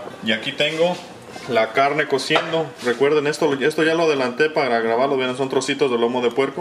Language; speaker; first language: Spanish; native; Spanish